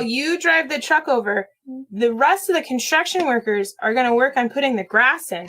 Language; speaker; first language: English; native; English